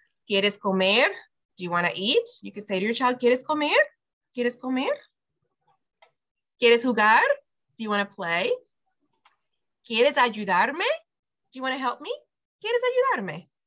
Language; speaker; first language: Spanish; non-native, fluent; English